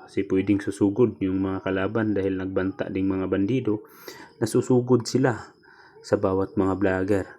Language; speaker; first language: Filipino; non-native, local second language; Cebuano